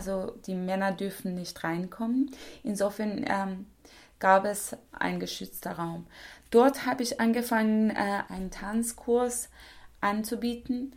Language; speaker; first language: German; non-native, fluent; Persian